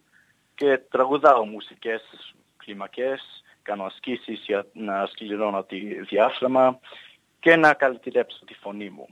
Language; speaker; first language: Greek; early bilingual, heritage; English